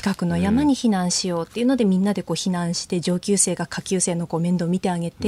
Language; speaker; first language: Japanese; native; Japanese